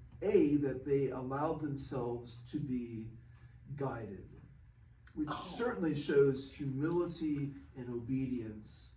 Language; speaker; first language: English; native; English